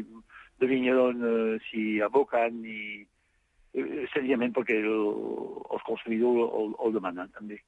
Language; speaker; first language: Catalan; non-native, fluent; French